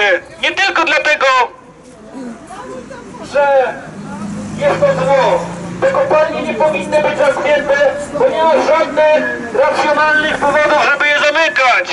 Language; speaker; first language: Polish; native; Polish